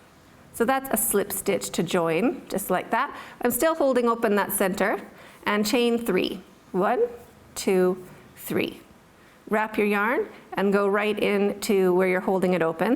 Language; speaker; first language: English; native; English